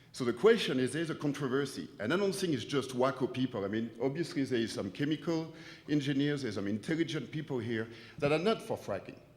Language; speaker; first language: English; non-native, fluent; French